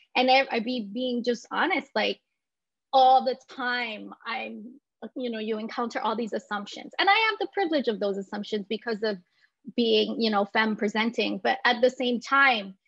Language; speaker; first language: English; native; English